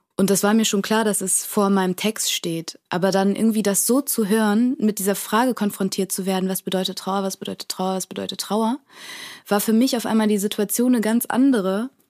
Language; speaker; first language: German; early bilingual, other home language; Portuguese